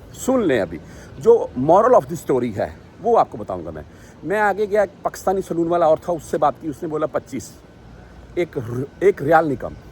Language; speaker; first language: Urdu; non-native, local second language; Punjabi